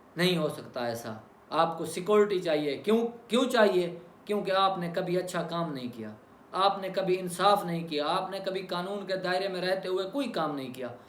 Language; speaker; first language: Urdu; native; Urdu